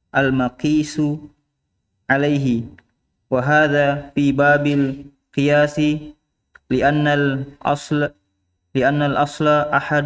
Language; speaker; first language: Arabic; non-native, learner; Indonesian